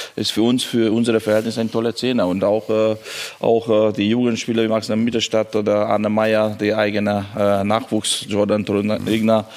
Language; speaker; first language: German; non-native, fluent; Hungarian